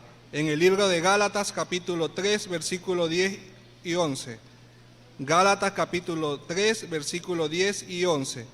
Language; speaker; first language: Spanish; native; Spanish